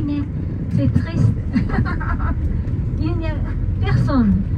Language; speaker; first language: French; non-native, fluent; Japanese